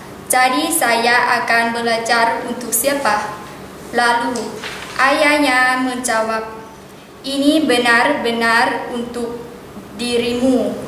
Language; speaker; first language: Indonesian; non-native, learner; Lao